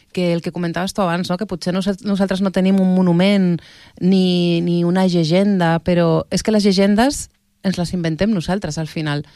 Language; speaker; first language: Catalan; native; Catalan